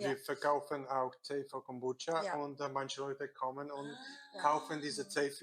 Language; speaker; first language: German; non-native, learner; Korean